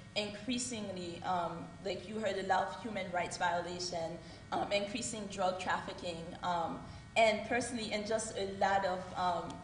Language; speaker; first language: English; early bilingual, other home language; Haitian Creole